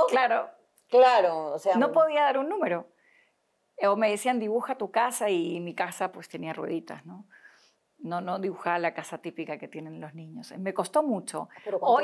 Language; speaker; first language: Spanish; native; Spanish